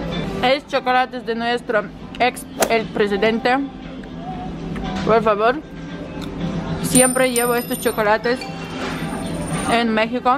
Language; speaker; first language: Spanish; non-native, fluent; Ukrainian